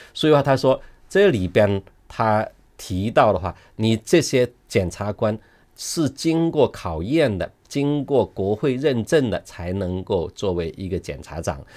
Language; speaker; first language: Chinese; non-native, local second language; Cantonese